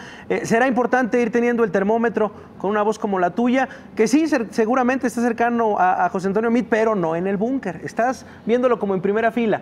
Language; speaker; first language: Spanish; native; Spanish